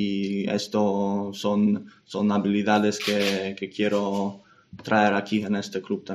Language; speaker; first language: Spanish; non-native, fluent; English